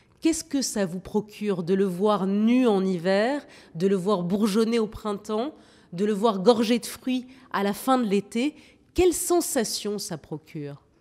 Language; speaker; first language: French; native; French